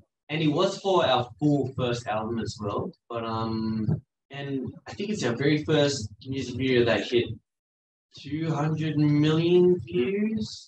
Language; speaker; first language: English; early bilingual, other home language; Korean